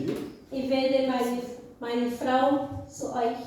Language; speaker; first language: German; non-native, fluent; Portuguese